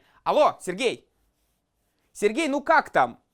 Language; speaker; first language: Russian; native; Russian